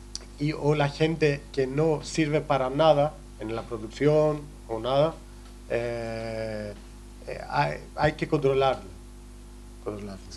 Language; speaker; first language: Spanish; non-native, learner; Greek